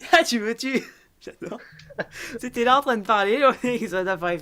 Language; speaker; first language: French; native; French